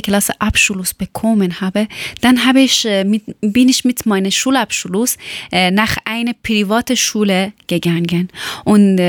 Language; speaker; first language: German; non-native, learner; Persian